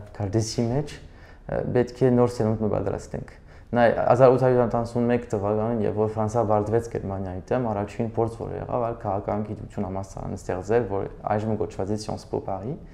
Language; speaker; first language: Armenian; early bilingual, heritage; Armenian